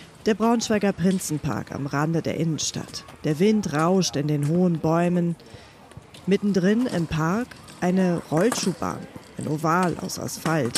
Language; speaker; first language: German; native; German